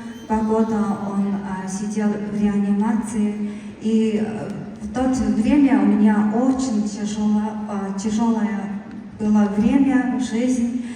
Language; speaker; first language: Russian; non-native, learner; Mongolian